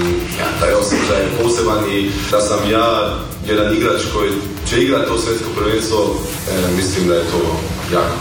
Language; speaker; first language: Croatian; early bilingual, heritage; Croatian